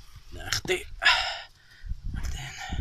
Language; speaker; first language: Welsh; non-native, learner; English